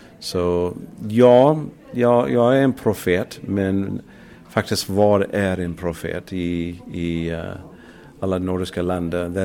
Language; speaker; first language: Swedish; non-native, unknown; English